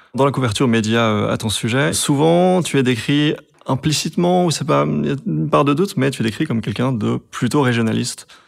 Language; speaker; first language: French; native; French